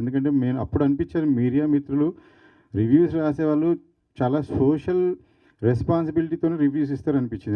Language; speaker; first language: Telugu; native; Telugu